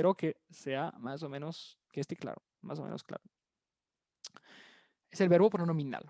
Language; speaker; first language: Spanish; non-native, fluent; French